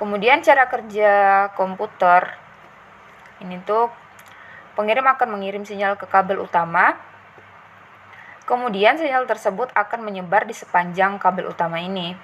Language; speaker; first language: Indonesian; native; Indonesian